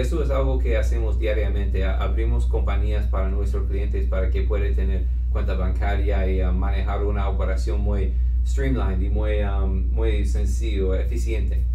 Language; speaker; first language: Spanish; non-native, fluent; English